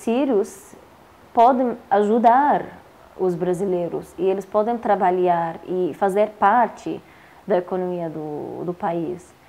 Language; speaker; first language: Portuguese; non-native, learner; Arabic